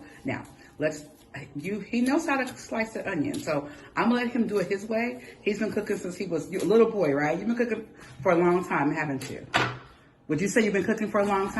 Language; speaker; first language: English; native; English